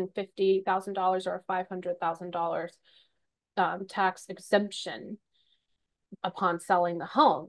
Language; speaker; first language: English; native; English